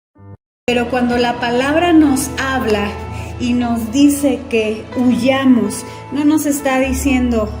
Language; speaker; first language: Spanish; native; Spanish